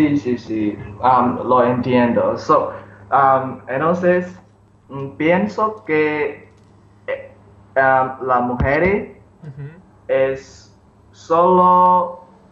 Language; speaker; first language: Spanish; non-native, learner; English